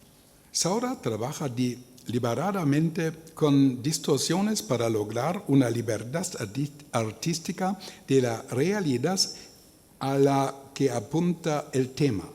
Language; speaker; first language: Spanish; non-native, learner; German